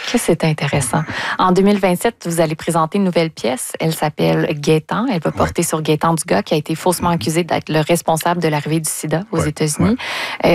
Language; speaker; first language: French; native; French